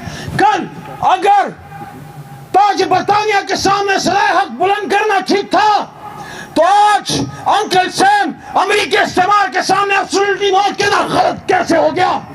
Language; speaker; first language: Urdu; native; Urdu